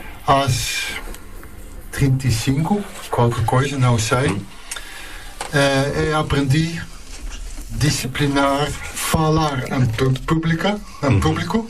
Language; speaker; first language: Portuguese; non-native, learner; Dutch